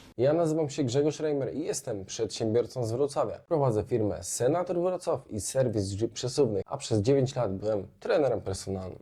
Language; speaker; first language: Polish; native; Polish